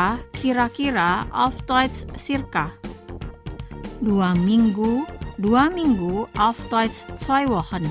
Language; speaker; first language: German; non-native, fluent; Indonesian